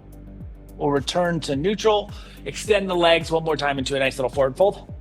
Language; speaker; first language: English; native; English